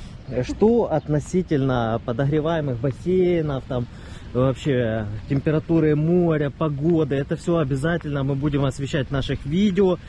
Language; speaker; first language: Russian; native; Russian